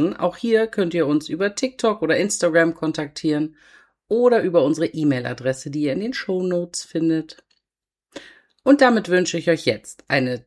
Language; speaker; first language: German; native; German